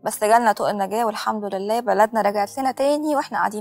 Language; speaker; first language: Arabic; native; Arabic